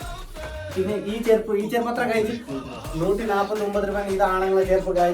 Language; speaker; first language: Malayalam; non-native, fluent; Nepali